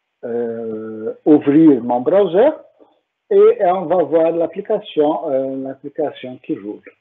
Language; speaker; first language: French; non-native, fluent; Portuguese